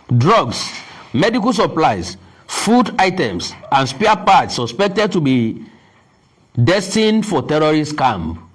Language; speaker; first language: English; non-native, local second language; Yoruba